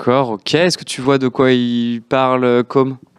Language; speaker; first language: French; native; French